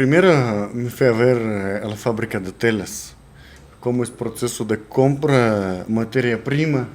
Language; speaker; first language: Spanish; non-native, learner; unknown